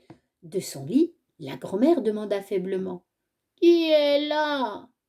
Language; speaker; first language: French; native; French